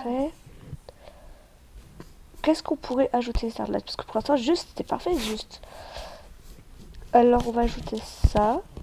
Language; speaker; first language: French; native; French